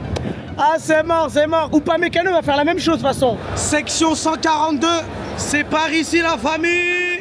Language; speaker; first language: French; native; French